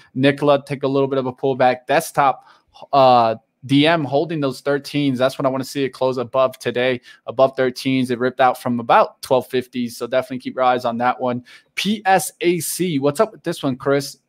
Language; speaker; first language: English; native; English